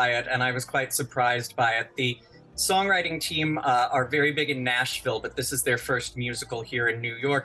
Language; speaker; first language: English; native; English